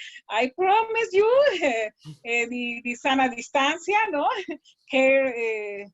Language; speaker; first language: English; non-native, learner; Spanish